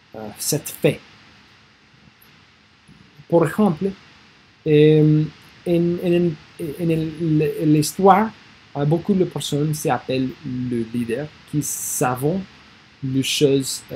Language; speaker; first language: French; non-native, learner; English